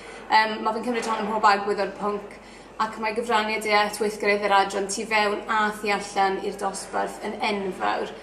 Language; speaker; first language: Welsh; native; Welsh